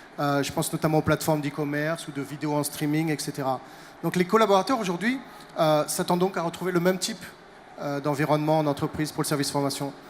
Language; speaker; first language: French; native; French